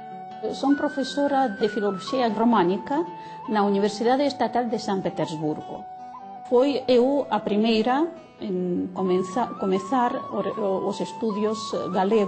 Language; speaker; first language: Galician; non-native, fluent; Russian